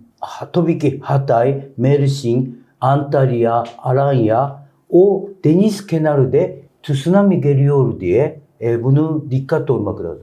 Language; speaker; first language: Turkish; non-native, learner; Japanese